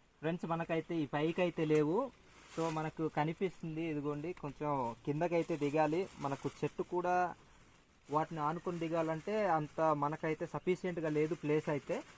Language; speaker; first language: Telugu; non-native, local second language; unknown